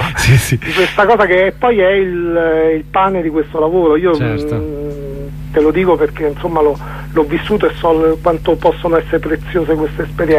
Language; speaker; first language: Italian; native; Italian